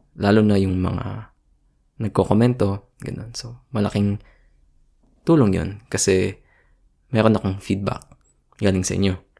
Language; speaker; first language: Filipino; native; Filipino